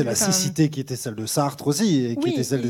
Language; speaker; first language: French; native; French